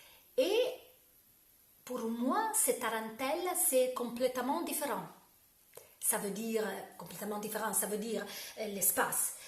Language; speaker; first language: French; non-native, learner; Italian